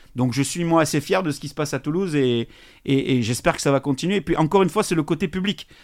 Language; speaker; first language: French; native; French